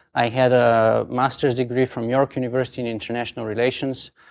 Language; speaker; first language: English; non-native, fluent; Bulgarian